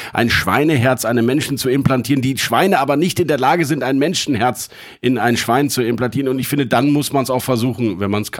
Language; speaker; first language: German; native; German